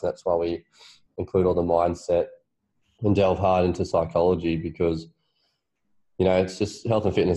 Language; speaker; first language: English; native; English